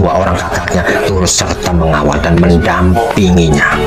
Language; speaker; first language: Indonesian; native; Indonesian